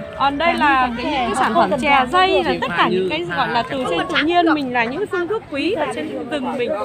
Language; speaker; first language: Vietnamese; non-native, local second language; Iu Mien